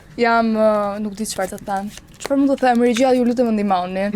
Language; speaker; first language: Albanian; native; Albanian